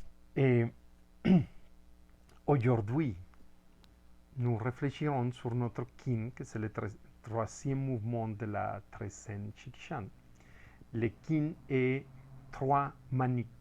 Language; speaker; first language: French; non-native, fluent; Spanish